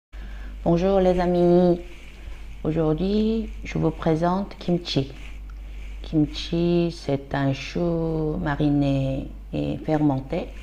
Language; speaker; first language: French; non-native, fluent; Korean